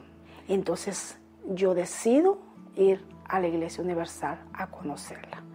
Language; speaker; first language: Spanish; native; Spanish